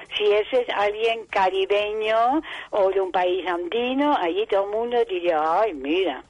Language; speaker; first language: Spanish; non-native, fluent; Dutch